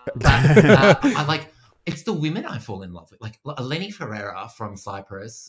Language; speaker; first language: English; native; English